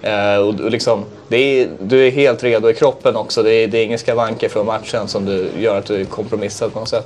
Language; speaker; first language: Swedish; native; Swedish